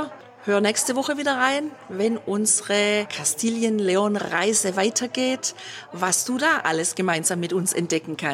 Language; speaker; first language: German; native; German